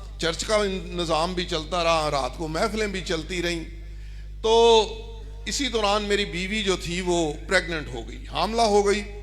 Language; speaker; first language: Urdu; non-native, local second language; Punjabi